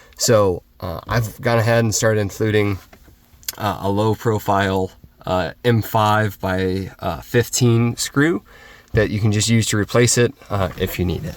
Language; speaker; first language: English; native; English